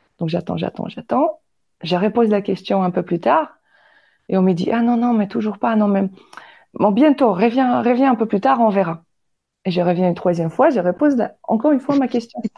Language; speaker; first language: French; non-native, fluent; Polish